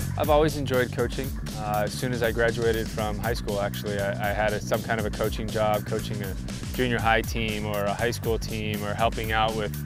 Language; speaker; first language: English; native; English